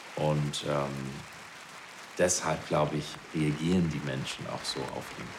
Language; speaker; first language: German; non-native, fluent; English